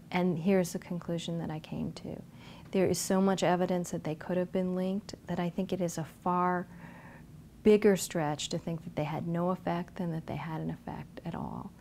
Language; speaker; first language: English; native; English